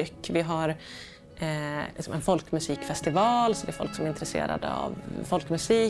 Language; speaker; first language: Swedish; native; Swedish